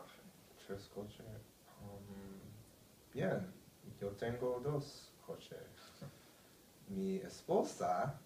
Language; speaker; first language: Spanish; non-native, learner; English